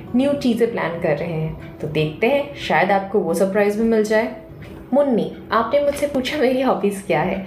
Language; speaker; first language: Hindi; non-native, local second language; Bangla